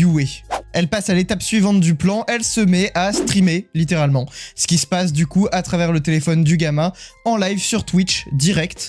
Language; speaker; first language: French; native; French